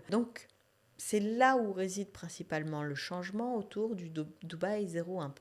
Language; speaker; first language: French; native; French